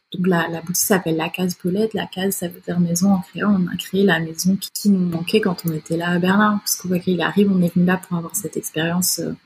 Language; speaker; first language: French; native; French